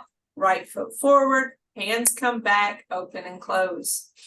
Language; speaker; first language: English; native; English